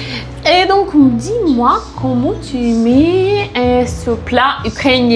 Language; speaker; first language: French; non-native, fluent; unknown